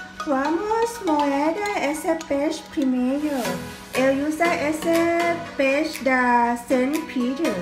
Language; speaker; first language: Portuguese; non-native, learner; Thai